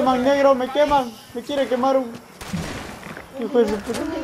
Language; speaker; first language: Spanish; native; Spanish